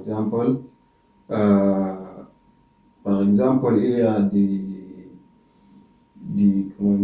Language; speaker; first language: French; non-native, learner; Arabic